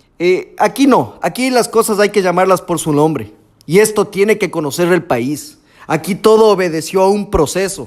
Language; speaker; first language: Spanish; native; Spanish